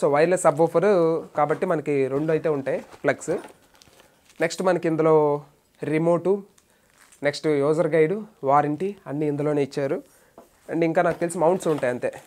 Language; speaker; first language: Telugu; native; Telugu